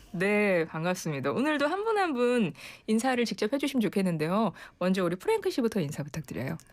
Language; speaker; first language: Korean; native; Korean